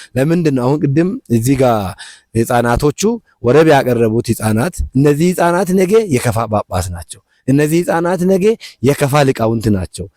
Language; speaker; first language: Amharic; non-native, local second language; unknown